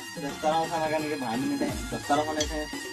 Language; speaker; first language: Marathi; non-native, local second language; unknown